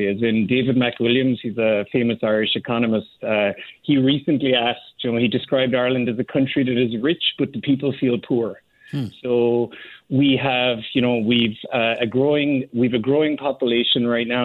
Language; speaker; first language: English; native; English